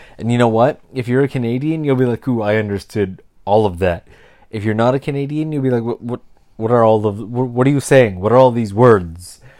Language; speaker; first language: English; native; English